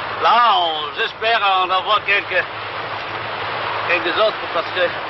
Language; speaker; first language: French; non-native, local second language; Vietnamese